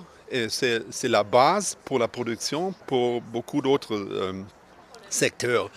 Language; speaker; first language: French; non-native, fluent; German